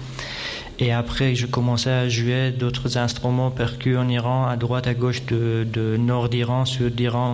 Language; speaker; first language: French; non-native, fluent; Persian